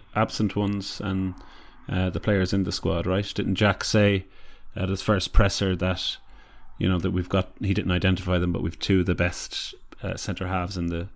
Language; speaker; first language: English; native; English